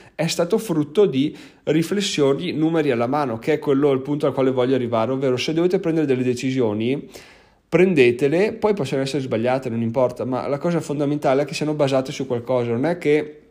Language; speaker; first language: Italian; native; Italian